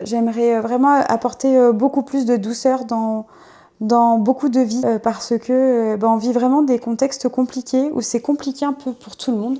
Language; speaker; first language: French; native; French